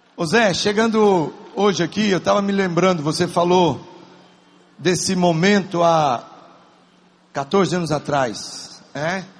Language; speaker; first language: Portuguese; native; Portuguese